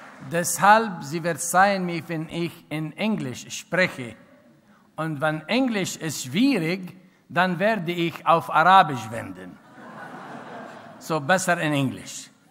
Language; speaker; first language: German; non-native, learner; Arabic